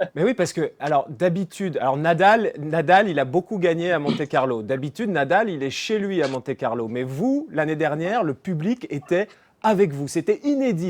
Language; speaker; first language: French; native; French